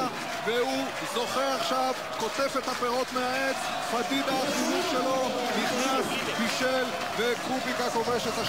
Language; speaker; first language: Hebrew; native; Hebrew